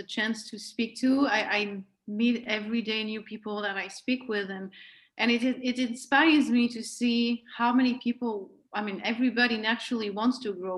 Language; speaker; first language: English; non-native, fluent; French